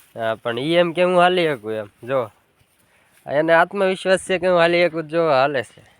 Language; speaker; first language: Gujarati; native; Gujarati